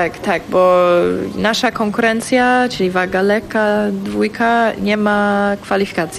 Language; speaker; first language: Polish; non-native, fluent; English